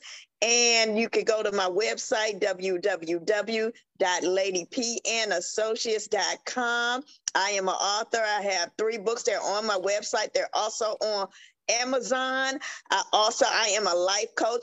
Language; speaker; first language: English; native; English